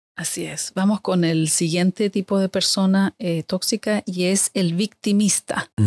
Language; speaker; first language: Spanish; native; Spanish